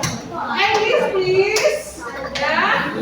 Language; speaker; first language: English; non-native, learner; Indonesian